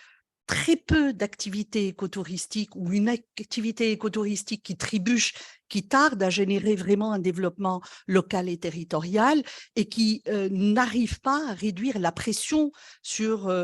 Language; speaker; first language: French; non-native, local second language; Arabic